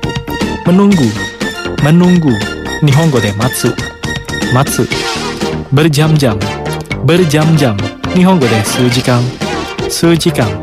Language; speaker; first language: Japanese; non-native, fluent; Indonesian